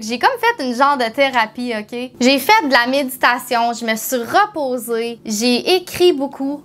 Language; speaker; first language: French; native; French